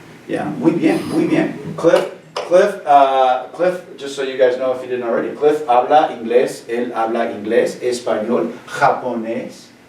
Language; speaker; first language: Spanish; non-native, fluent; English